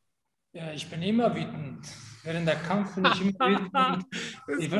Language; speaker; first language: German; non-native, fluent; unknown